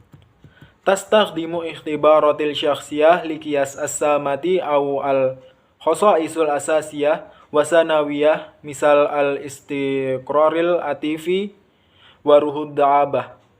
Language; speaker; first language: Arabic; non-native, learner; Indonesian